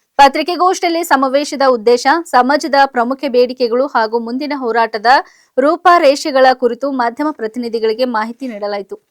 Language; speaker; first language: Kannada; native; Kannada